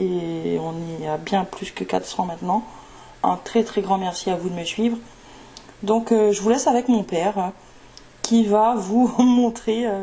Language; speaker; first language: French; native; French